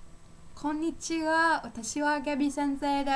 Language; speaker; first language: Japanese; non-native, fluent; English